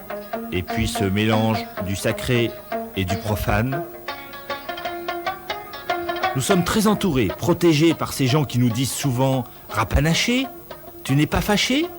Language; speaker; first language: French; native; French